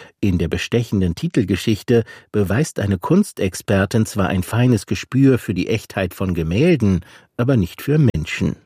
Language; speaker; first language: German; native; German